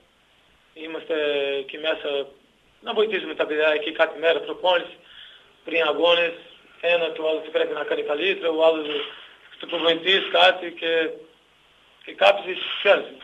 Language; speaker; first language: Greek; non-native, learner; Portuguese